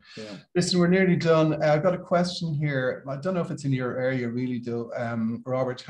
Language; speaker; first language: English; native; English